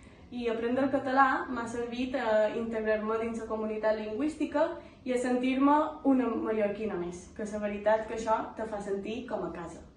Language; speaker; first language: Catalan; early bilingual, other home language; Spanish